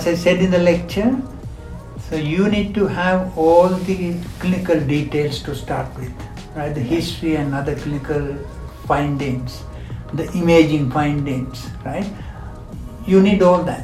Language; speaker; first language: English; non-native, local second language; Sinhala